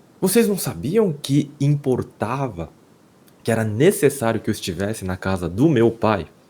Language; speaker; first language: Portuguese; non-native, fluent; Korean